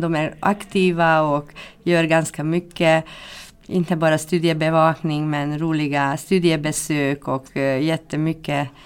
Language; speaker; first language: Swedish; non-native, fluent; Hungarian